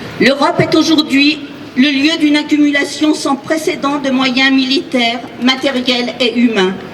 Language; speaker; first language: French; native; French